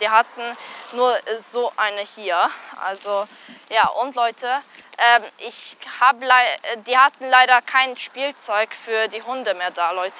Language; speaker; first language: German; early bilingual, other home language; Hungarian